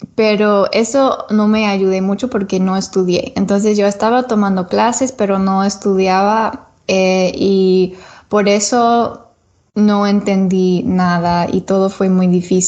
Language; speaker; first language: Spanish; non-native, learner; English